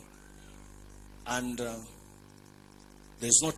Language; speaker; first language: English; non-native, local second language; Swahili